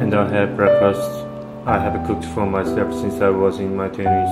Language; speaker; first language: English; non-native, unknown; Korean